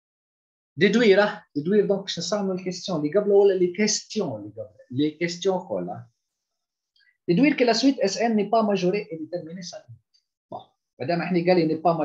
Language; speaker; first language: French; non-native, local second language; Arabic